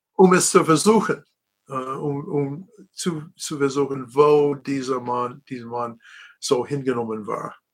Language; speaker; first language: German; non-native, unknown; English